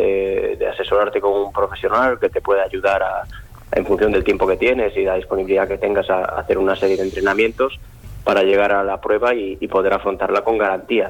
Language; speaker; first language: Spanish; native; Spanish